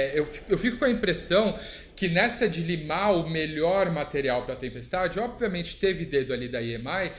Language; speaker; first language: Portuguese; native; Portuguese